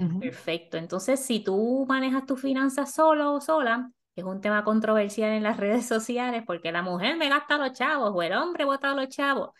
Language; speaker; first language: Spanish; native; Spanish